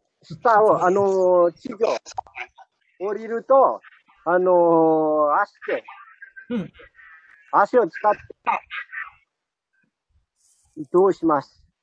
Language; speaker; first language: Japanese; non-native, fluent; Malagasy